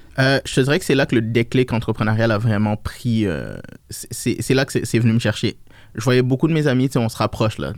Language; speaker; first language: French; early bilingual, other home language; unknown